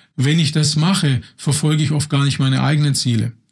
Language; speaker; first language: German; native; German